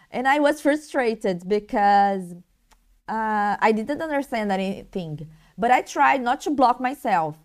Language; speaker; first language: English; non-native, learner; Portuguese